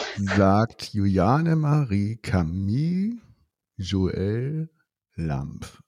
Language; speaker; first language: German; native; German